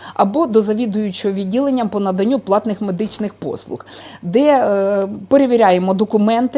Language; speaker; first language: Ukrainian; native; Ukrainian